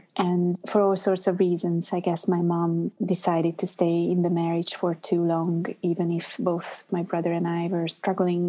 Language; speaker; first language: English; non-native, fluent; Hungarian